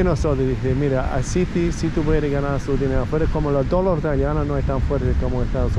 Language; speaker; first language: Spanish; non-native, learner; English